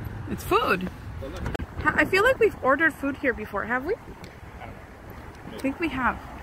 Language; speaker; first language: English; early bilingual, other home language; Spanish